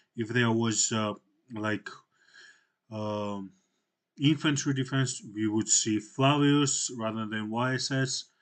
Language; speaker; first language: English; non-native, fluent; Georgian